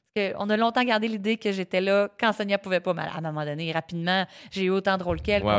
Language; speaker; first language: French; native; French